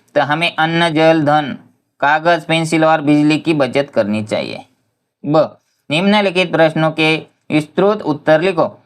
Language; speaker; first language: Hindi; non-native, local second language; Marathi